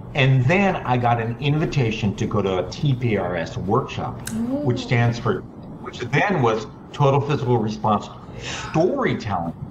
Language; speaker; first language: English; native; English